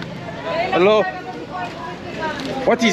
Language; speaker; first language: English; non-native, learner; French